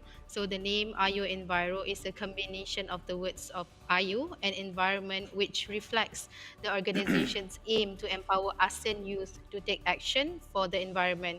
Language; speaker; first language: English; non-native, fluent; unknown